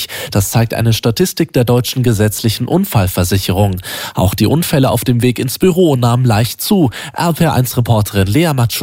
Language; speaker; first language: German; native; German